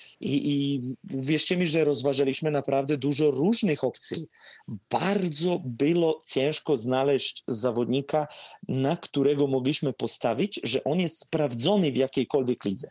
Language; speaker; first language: Polish; non-native, fluent; Serbian